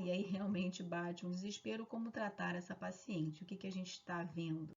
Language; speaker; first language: Portuguese; native; Portuguese